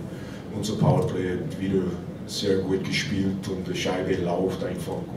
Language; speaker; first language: German; non-native, fluent; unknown